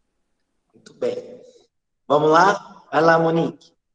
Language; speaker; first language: Portuguese; native; Portuguese